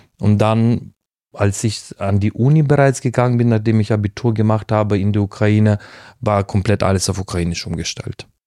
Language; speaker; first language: German; non-native, fluent; Russian